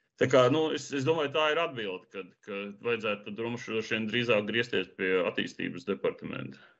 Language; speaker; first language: Latvian; non-native, local second language; Russian